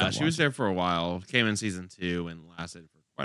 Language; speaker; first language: English; native; English